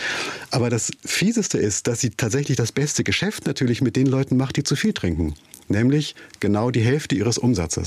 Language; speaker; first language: German; native; German